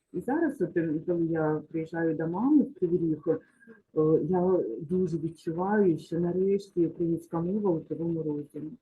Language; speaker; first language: Ukrainian; non-native, local second language; Russian